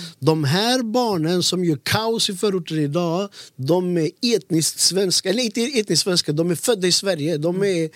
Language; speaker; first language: Swedish; early bilingual, other home language; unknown